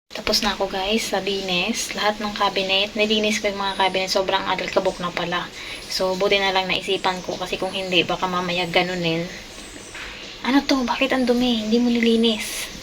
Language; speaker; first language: Filipino; native; Filipino